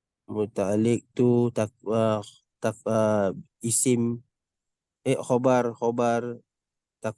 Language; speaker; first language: Arabic; non-native, learner; Malay